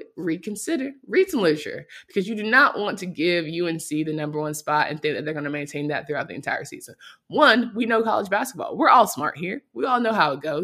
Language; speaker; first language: English; native; English